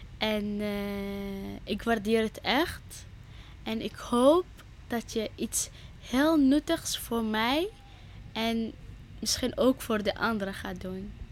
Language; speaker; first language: Dutch; early bilingual, other home language; Arabic